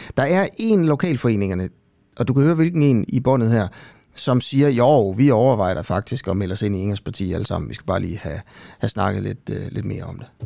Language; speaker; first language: Danish; native; Danish